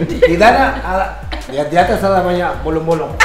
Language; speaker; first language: Indonesian; non-native, learner; Spanish